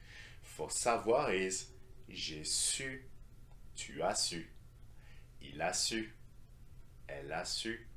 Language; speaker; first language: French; non-native, fluent; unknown